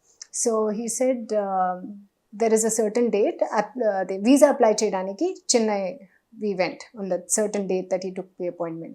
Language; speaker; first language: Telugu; non-native, learner; Hindi